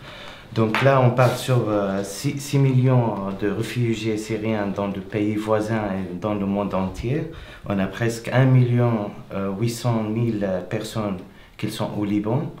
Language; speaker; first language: French; non-native, fluent; Arabic